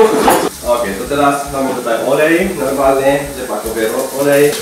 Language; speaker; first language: Polish; non-native, learner; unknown